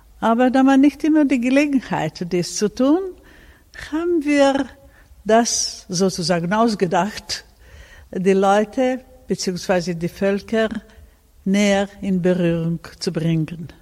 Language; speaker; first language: German; non-native, fluent; Serbian